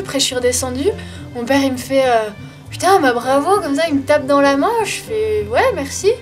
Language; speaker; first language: French; native; French